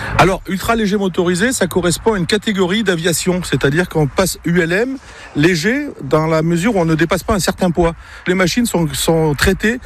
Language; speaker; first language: French; native; French